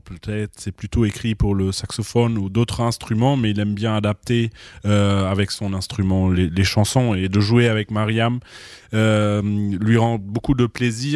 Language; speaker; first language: French; non-native, fluent; German